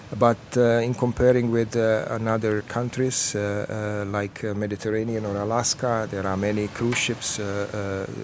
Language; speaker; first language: English; non-native, fluent; Croatian